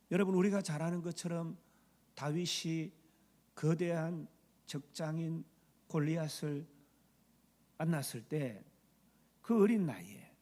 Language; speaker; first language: Korean; native; Korean